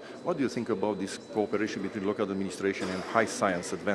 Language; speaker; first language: English; non-native, fluent; Romanian